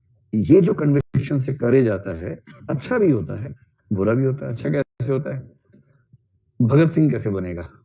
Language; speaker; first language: Hindi; native; Hindi